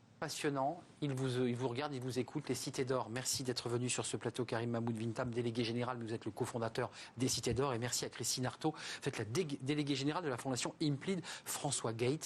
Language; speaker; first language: French; native; French